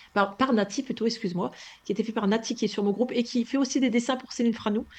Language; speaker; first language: French; native; French